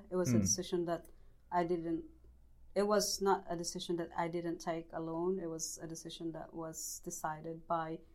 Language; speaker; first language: English; non-native, local second language; Cebuano